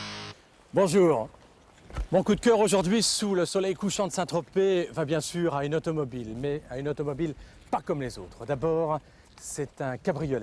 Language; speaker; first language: French; native; French